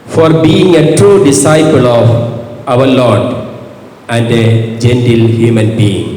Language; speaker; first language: English; non-native, local second language; Malayalam